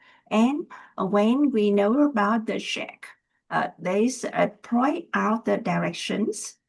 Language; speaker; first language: English; non-native, learner; Vietnamese